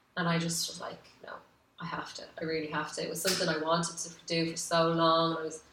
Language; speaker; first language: English; native; English